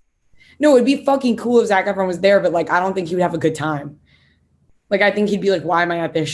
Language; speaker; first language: English; native; English